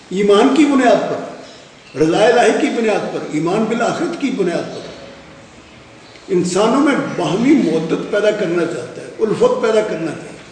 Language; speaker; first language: Urdu; non-native, local second language; Punjabi